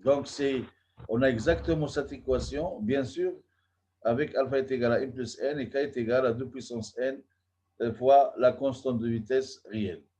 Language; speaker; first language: French; non-native, local second language; Arabic